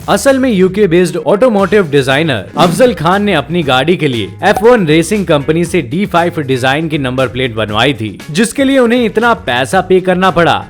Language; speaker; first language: Hindi; native; Hindi